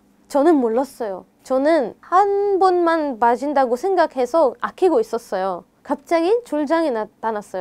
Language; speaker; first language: Korean; non-native, fluent; Arabic